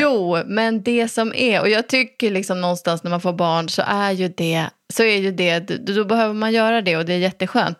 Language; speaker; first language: Swedish; native; Swedish